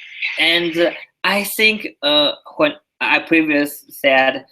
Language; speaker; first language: English; non-native, learner; Chinese